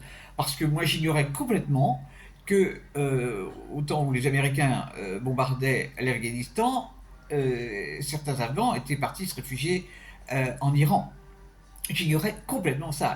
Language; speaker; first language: French; native; French